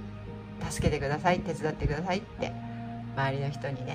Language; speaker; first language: Japanese; native; Japanese